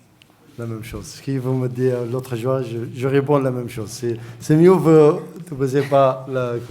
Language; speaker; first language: French; non-native, learner; Arabic